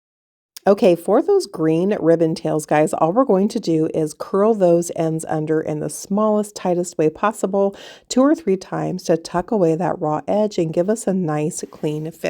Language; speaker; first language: English; native; English